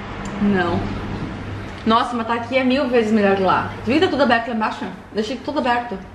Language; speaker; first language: Portuguese; native; Portuguese